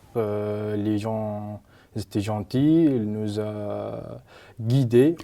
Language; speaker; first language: French; non-native, fluent; Arabic